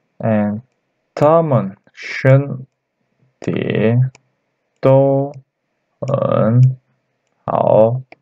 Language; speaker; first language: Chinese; non-native, learner; Turkish